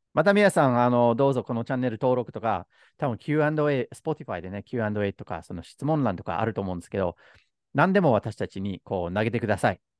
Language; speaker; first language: Japanese; native; Japanese